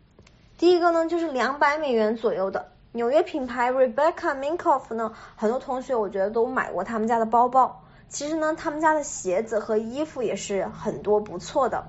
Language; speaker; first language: Chinese; native; Chinese